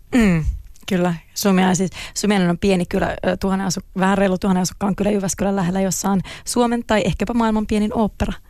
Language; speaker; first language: Finnish; native; Finnish